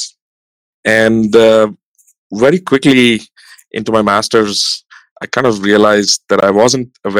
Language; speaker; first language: English; non-native, local second language; Hindi